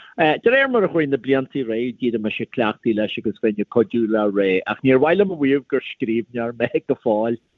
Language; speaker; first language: Irish; native; Irish